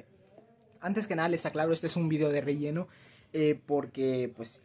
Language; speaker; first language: Spanish; native; Spanish